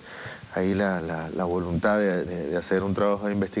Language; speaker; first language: Spanish; native; Spanish